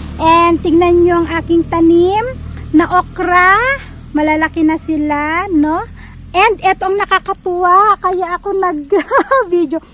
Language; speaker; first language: Filipino; non-native, local second language; Iloko